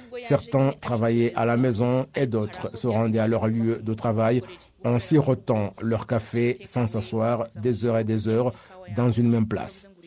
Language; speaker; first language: French; non-native, local second language; Kinyarwanda